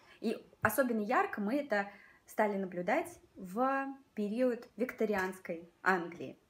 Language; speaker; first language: Russian; native; Russian